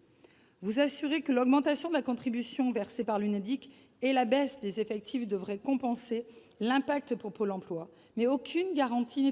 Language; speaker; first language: French; native; French